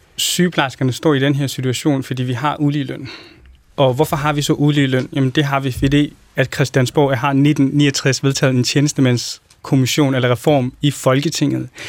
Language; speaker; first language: Danish; non-native, fluent; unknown